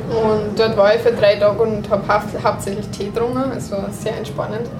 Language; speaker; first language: German; native; German